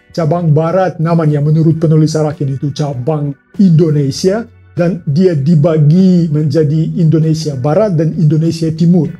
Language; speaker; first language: Indonesian; non-native, fluent; Russian